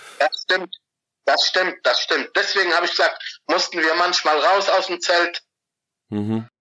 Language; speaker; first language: German; non-native, fluent; Arabic